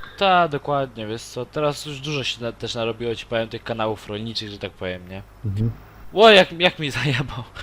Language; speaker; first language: Polish; native; Polish